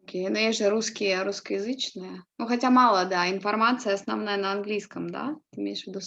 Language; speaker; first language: Russian; native; Russian